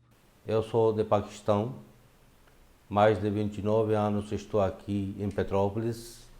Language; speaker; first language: Portuguese; non-native, fluent; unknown